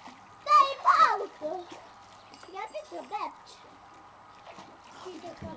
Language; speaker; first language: Italian; early bilingual, other home language; Filipino